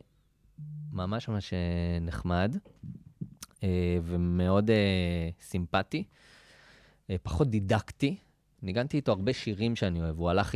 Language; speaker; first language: Hebrew; native; Hebrew